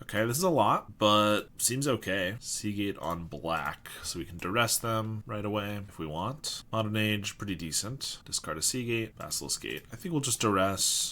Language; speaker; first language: English; native; English